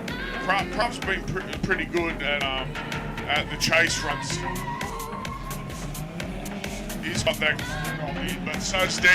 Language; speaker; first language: English; native; English